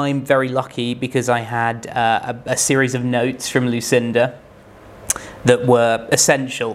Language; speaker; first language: English; native; English